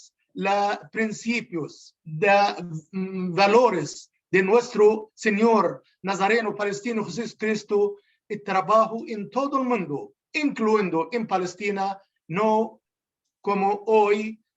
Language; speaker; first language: Spanish; non-native, learner; Arabic